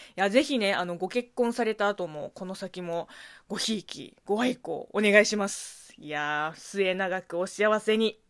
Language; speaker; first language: Japanese; non-native, fluent; Chinese